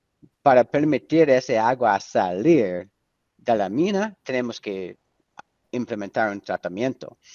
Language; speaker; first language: Spanish; non-native, fluent; English